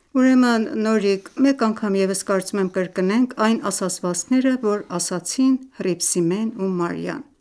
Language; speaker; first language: Armenian; native; Armenian